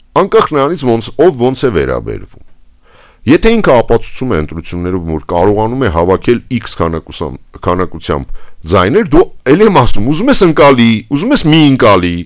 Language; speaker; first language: Armenian; native; Armenian